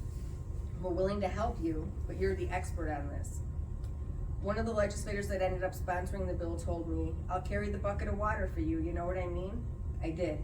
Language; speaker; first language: English; native; English